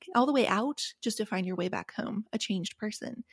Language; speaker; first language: English; native; English